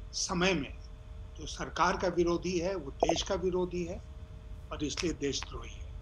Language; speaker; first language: Hindi; native; Hindi